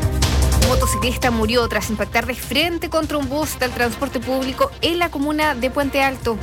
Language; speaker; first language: Spanish; native; Spanish